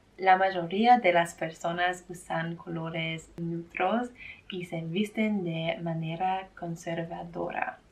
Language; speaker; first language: Spanish; non-native, learner; English